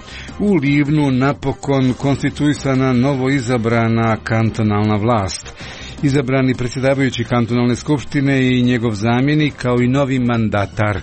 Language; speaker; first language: Croatian; native; Croatian